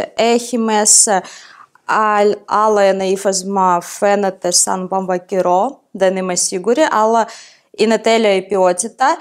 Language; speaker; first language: Greek; non-native, fluent; Ukrainian